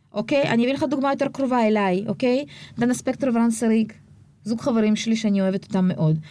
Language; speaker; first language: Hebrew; early bilingual, other home language; Russian